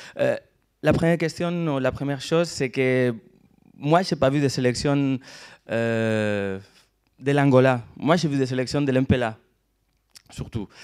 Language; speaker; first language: French; non-native, fluent; Catalan